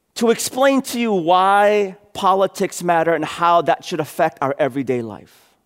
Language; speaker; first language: English; native; English